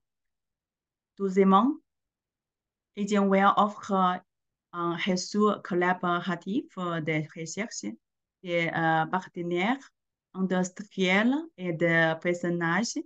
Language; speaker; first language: French; non-native, learner; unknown